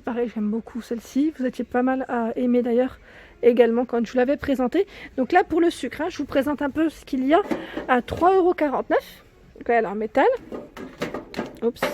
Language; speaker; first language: French; native; French